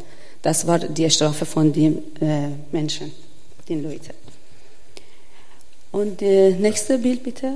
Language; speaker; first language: German; non-native, learner; Persian